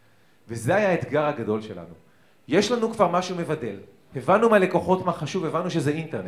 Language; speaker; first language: Hebrew; native; Hebrew